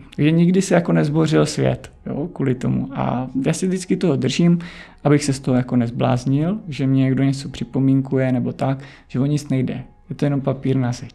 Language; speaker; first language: Czech; native; Czech